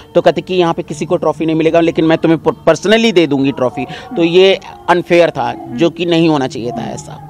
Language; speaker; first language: Hindi; native; Hindi